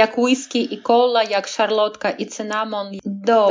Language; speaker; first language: Polish; non-native, fluent; Russian